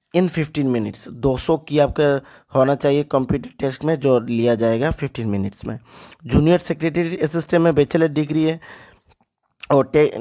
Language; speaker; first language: Hindi; non-native, local second language; Bangla